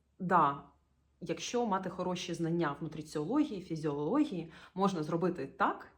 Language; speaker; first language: Ukrainian; native; Ukrainian